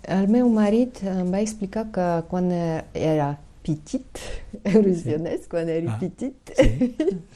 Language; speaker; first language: Catalan; non-native, fluent; Ukrainian